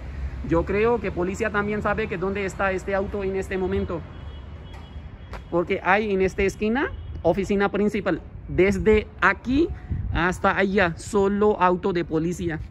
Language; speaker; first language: Spanish; non-native, learner; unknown